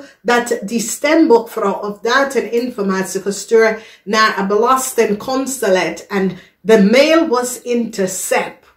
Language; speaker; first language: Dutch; non-native, learner; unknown